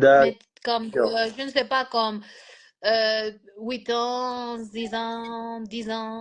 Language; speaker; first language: French; non-native, learner; Spanish